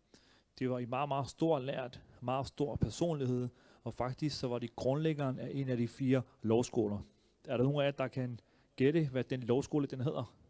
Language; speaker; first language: Danish; early bilingual, other home language; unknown